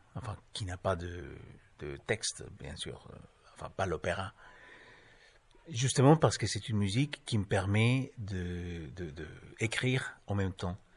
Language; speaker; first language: French; non-native, fluent; Spanish